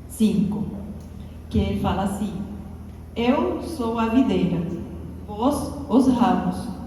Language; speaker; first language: Portuguese; non-native, fluent; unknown